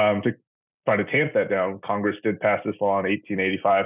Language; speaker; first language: English; native; English